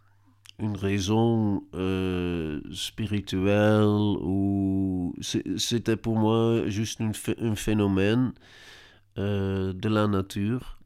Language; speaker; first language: French; non-native, learner; Dutch